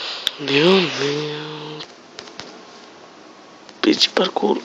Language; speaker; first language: Spanish; native; Spanish